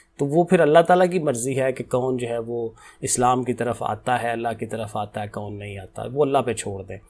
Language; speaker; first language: Urdu; non-native, local second language; Punjabi